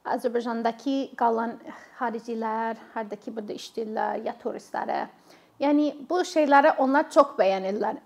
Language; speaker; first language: Azerbaijani; non-native, fluent; English